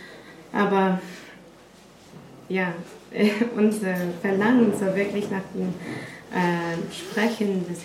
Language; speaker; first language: German; non-native, fluent; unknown